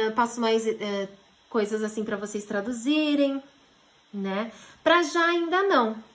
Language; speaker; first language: Portuguese; early bilingual, heritage; Japanese